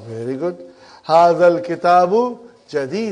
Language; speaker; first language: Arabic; non-native, fluent; English